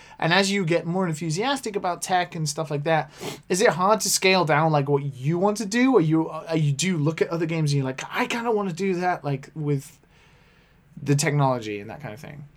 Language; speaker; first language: English; native; English